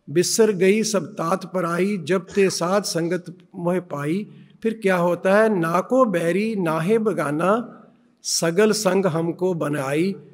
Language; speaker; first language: Hindi; non-native, local second language; Punjabi